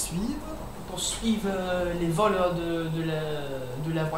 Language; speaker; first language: French; non-native, learner; English